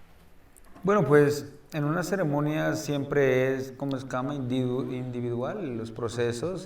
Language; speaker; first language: Spanish; native; Spanish